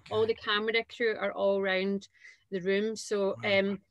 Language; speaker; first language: English; native; English